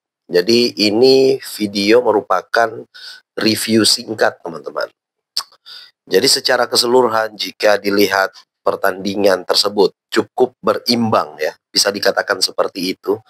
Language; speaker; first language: Indonesian; native; Indonesian